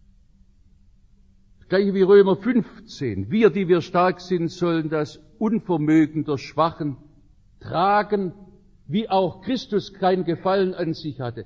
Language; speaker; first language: German; native; German